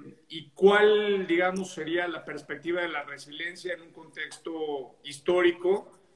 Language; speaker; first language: Spanish; native; Spanish